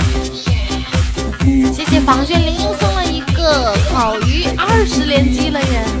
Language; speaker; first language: Chinese; native; Chinese